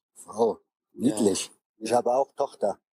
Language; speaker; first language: German; native; German